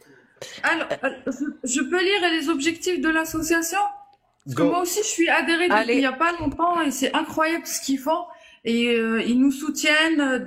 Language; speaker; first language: French; native; French